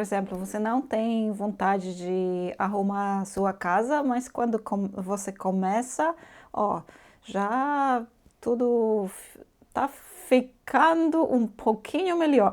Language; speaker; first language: Portuguese; non-native, fluent; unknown